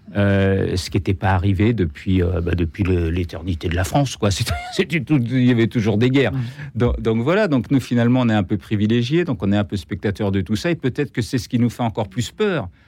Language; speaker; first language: French; native; French